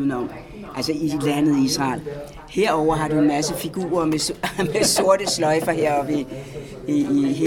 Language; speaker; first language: Danish; native; Danish